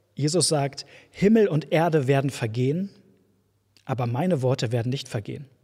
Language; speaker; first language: German; native; German